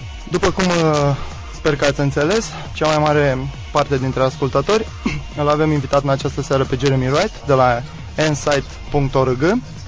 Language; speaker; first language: Romanian; native; Romanian